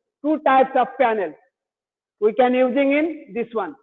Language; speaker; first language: English; non-native, learner; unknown